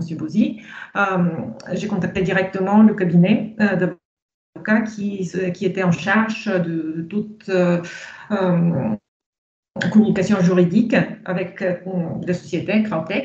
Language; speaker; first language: French; non-native, fluent; Bulgarian